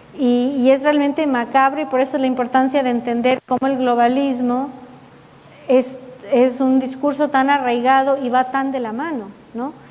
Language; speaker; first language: Spanish; early bilingual, heritage; Spanish